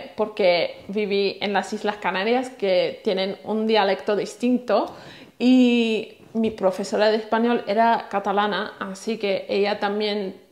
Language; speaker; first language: Spanish; non-native, local second language; Swiss German